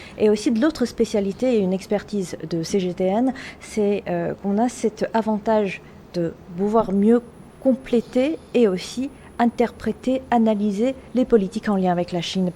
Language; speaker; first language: French; non-native, fluent; Chinese